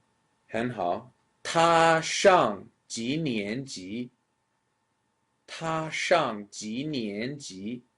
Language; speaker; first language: Chinese; non-native, fluent; English